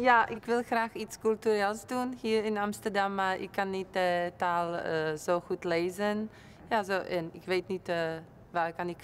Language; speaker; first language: Dutch; non-native, learner; Czech